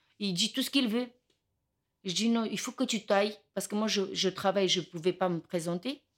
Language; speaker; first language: French; non-native, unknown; Romany